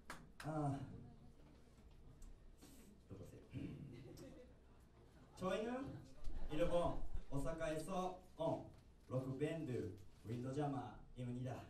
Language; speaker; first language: Korean; non-native, learner; Japanese